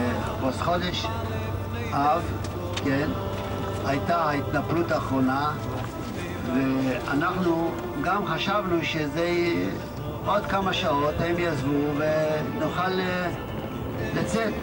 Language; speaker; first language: Hebrew; non-native, fluent; Yiddish